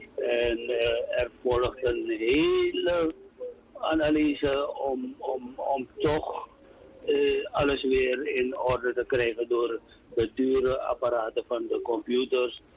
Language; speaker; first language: Dutch; native; Dutch